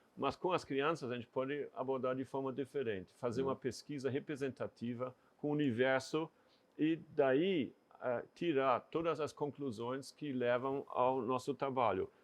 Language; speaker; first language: Portuguese; non-native, fluent; German